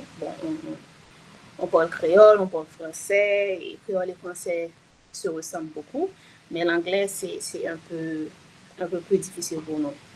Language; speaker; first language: French; non-native, local second language; Haitian Creole